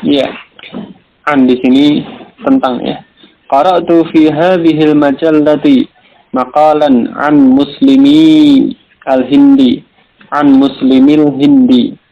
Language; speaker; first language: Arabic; non-native, fluent; Indonesian